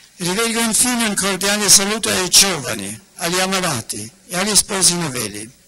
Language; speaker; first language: Italian; non-native, fluent; German